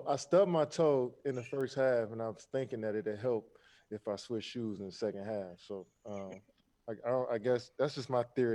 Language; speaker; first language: English; native; English